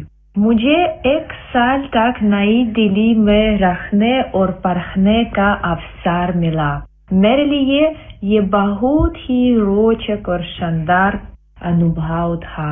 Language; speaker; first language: Hindi; non-native, fluent; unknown